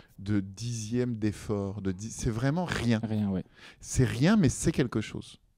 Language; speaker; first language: French; native; French